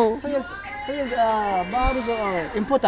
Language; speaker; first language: Polish; non-native, learner; Swahili